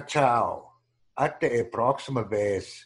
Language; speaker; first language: Portuguese; non-native, learner; English